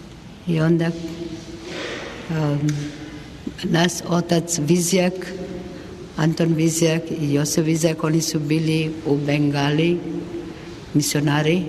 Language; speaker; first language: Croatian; non-native, local second language; Albanian